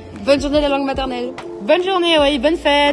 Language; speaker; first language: French; native; French